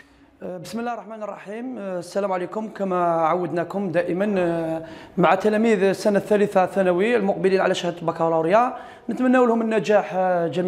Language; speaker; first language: Arabic; native; Arabic